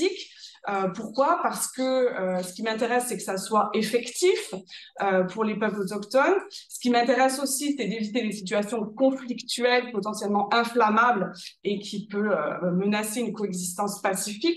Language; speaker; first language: French; native; French